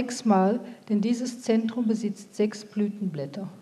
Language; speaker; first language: German; native; German